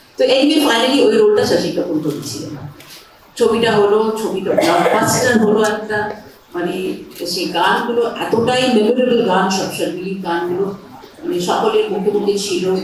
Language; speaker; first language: Bangla; early bilingual, heritage; Bangla